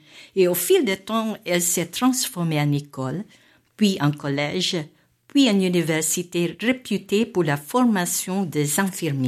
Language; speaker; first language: French; non-native, fluent; Filipino